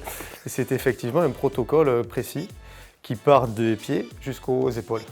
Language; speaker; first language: French; native; French